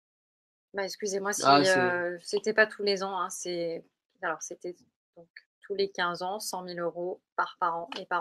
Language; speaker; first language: French; native; French